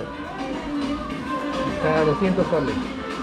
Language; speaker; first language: Spanish; non-native, learner; English